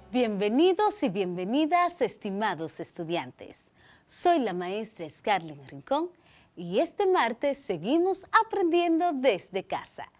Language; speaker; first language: Spanish; native; Spanish